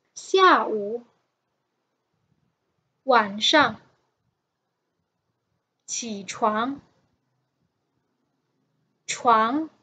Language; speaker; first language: Chinese; non-native, fluent; Indonesian